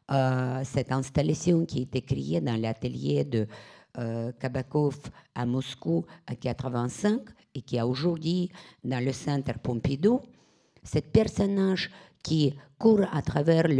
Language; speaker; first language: French; non-native, fluent; Russian